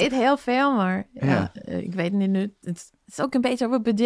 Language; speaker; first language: Dutch; non-native, fluent; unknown